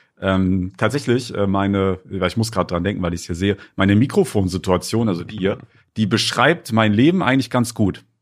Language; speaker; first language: German; native; German